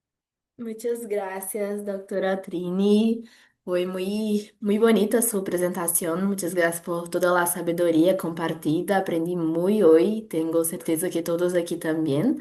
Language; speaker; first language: Spanish; non-native, learner; Portuguese